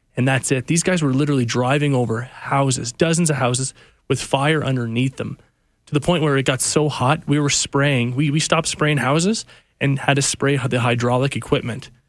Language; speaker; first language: English; native; English